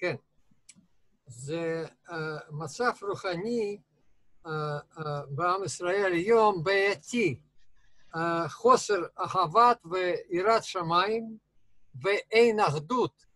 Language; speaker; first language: Hebrew; non-native, fluent; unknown